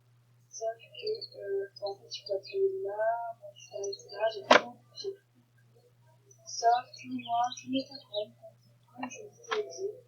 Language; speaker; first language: French; native; French